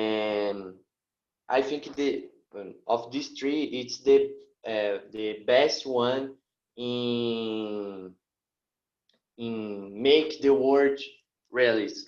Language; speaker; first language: English; non-native, learner; Portuguese